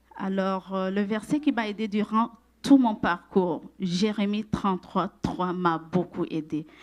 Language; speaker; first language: French; non-native, local second language; Rundi